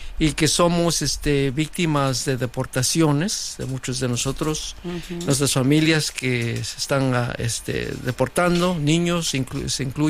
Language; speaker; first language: Spanish; native; Spanish